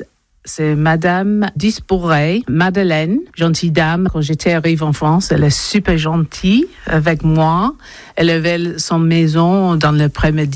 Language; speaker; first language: French; non-native, learner; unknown